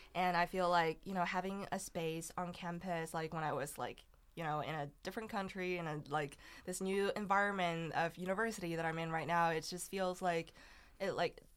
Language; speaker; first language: English; non-native, fluent; Chinese